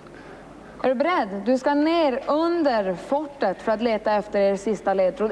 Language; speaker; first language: Swedish; native; Swedish